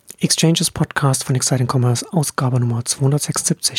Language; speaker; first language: German; native; German